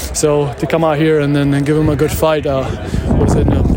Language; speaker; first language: English; non-native, fluent; Arabic